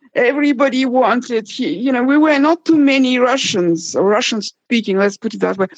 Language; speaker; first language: English; non-native, fluent; German